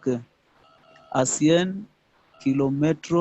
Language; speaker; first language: Spanish; non-native, learner; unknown